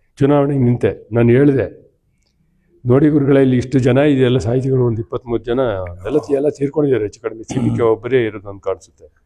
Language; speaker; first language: Kannada; native; Kannada